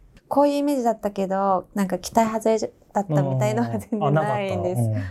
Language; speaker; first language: Japanese; non-native, fluent; Mongolian